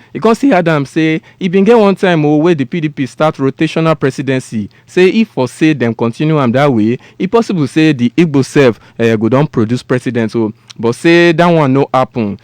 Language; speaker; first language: Nigerian Pidgin; non-native, local second language; Yoruba